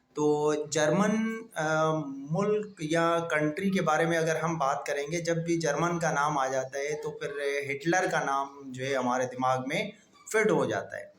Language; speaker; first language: Urdu; non-native, local second language; Sindhi